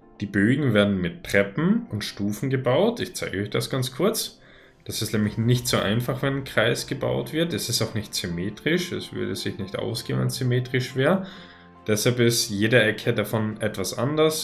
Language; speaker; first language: German; native; German